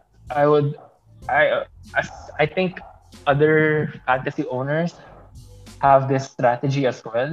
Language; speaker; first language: English; non-native, local second language; Bikol